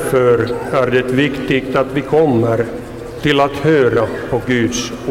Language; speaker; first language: Swedish; non-native, local second language; Finnish